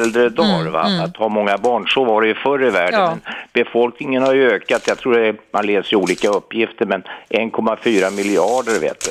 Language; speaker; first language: Swedish; native; Swedish